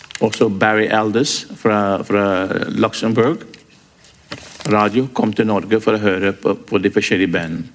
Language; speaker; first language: Norwegian; non-native, fluent; English